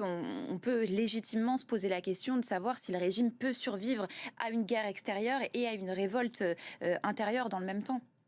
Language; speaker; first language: French; native; French